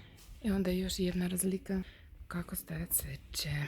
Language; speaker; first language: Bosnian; non-native, learner; Russian